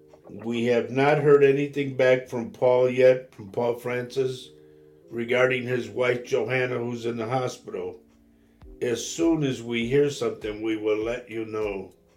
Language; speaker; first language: English; native; English